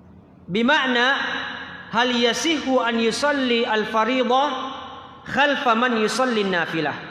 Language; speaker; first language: Arabic; non-native, fluent; Indonesian